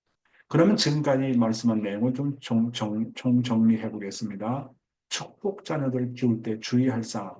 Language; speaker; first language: Korean; native; Korean